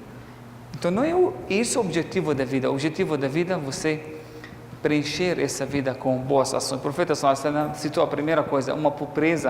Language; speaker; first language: Portuguese; non-native, fluent; Arabic